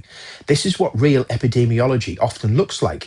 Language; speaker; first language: English; native; English